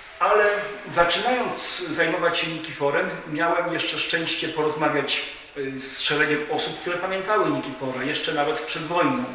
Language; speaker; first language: Polish; native; Polish